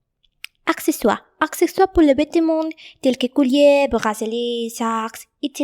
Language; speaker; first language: French; non-native, learner; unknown